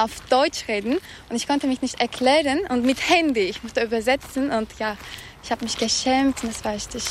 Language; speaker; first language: German; non-native, fluent; Turkish